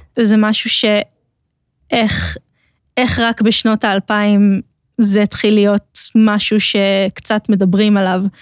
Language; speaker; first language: Hebrew; native; Hebrew